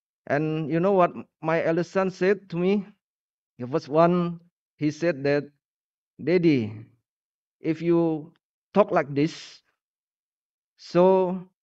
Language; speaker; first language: English; non-native, learner; Indonesian